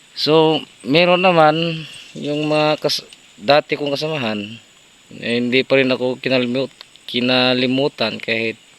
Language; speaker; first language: Filipino; non-native, local second language; Waray